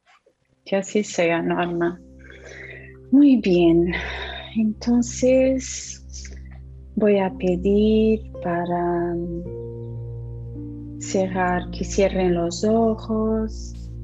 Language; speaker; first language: Spanish; non-native, fluent; Portuguese